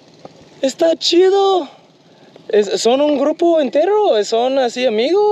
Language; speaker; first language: Spanish; non-native, learner; English